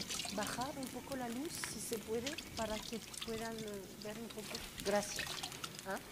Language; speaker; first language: Spanish; non-native, fluent; French